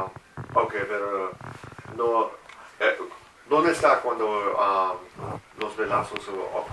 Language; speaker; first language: Spanish; non-native, learner; English